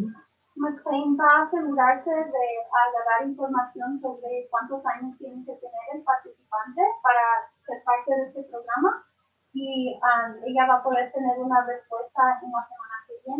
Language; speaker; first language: Spanish; early bilingual, other home language; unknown